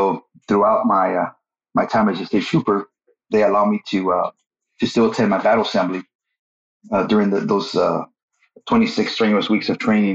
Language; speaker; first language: English; native; English